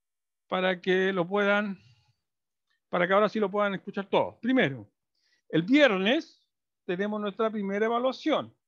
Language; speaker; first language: Spanish; native; Spanish